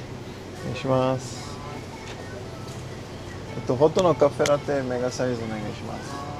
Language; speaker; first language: Japanese; non-native, learner; English